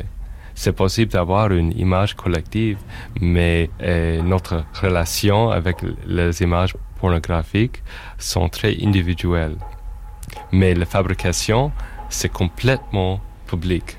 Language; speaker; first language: French; non-native, fluent; English